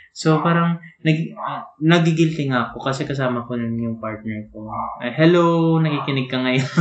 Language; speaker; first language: Filipino; native; Filipino